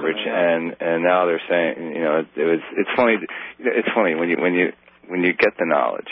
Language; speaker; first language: English; native; English